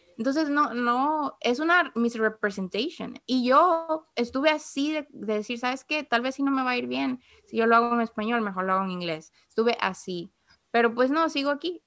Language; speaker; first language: Spanish; native; Spanish